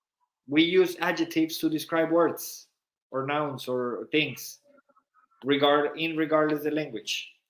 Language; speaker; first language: English; non-native, fluent; Spanish